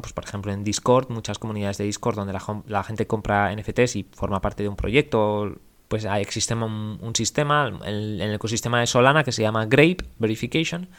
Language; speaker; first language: Spanish; native; Spanish